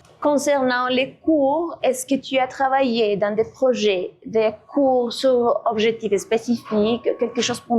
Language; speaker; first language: French; non-native, fluent; Spanish